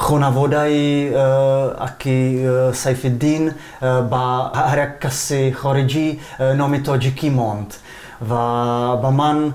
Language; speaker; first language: Tajik; non-native, fluent; Czech